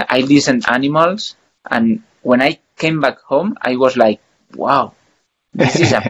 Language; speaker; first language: English; non-native, fluent; Spanish